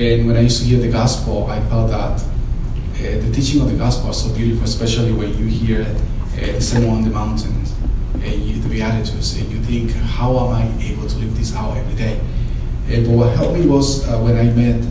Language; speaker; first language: English; non-native, fluent; Spanish